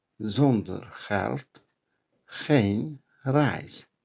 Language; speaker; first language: Dutch; non-native, learner; Turkish